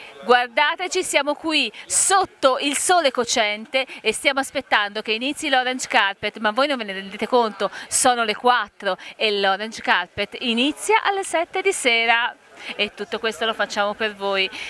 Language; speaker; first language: Italian; native; Italian